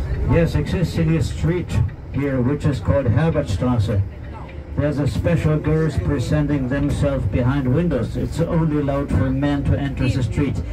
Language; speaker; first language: English; non-native, fluent; German